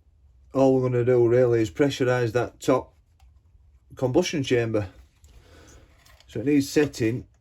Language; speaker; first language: English; native; English